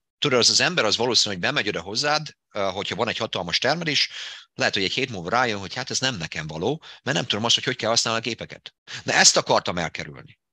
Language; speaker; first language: Hungarian; native; Hungarian